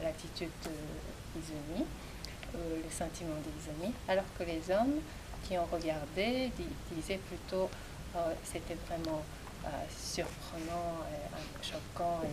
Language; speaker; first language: French; non-native, fluent; Japanese